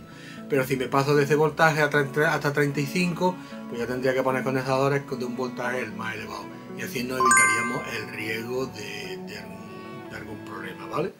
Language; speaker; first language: Spanish; native; Spanish